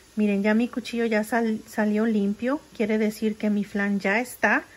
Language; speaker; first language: Spanish; native; Spanish